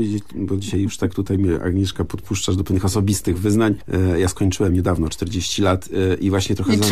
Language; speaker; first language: Polish; native; Polish